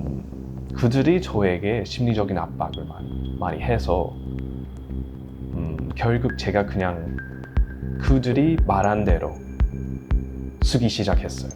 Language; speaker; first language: Korean; non-native, fluent; English